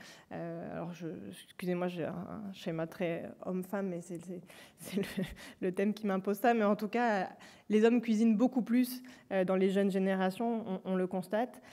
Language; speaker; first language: French; native; French